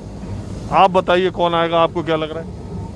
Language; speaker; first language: Hindi; native; Hindi